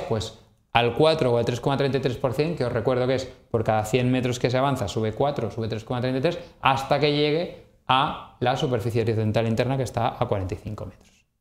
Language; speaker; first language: Spanish; native; Spanish